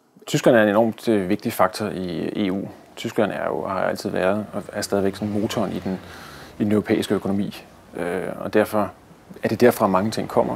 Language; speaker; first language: Danish; native; Danish